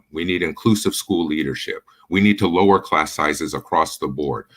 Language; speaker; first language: English; native; English